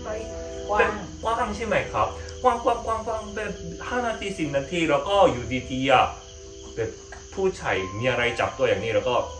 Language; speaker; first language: Thai; non-native, fluent; Korean